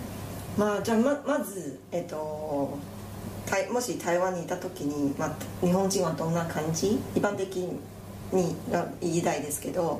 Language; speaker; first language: Japanese; non-native, fluent; Chinese